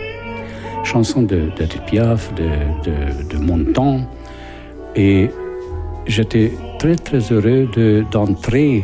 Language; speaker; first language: French; non-native, fluent; Hungarian